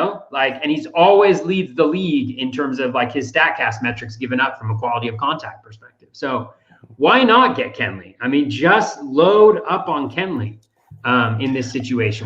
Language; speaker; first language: English; native; English